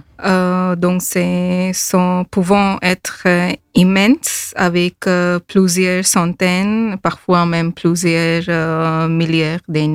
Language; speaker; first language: French; non-native, learner; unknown